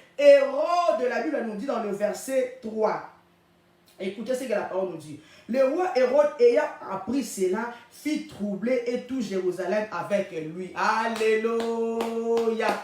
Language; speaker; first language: French; non-native, local second language; Lingala